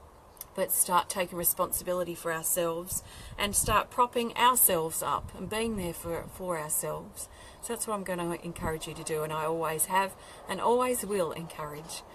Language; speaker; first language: English; native; English